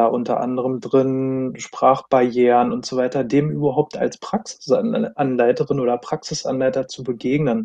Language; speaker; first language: German; native; German